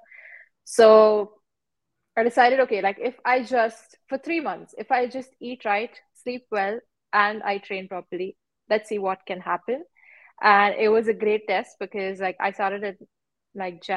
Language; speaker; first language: English; non-native, local second language; Hindi